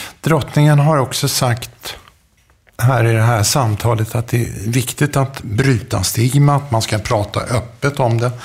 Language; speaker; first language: Swedish; native; Swedish